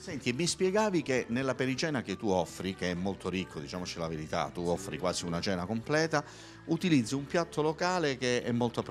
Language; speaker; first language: Italian; native; Italian